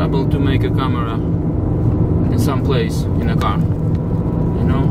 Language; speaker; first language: English; non-native, learner; Russian